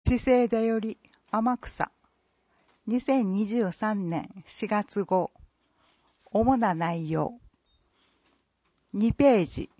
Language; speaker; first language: Japanese; native; Japanese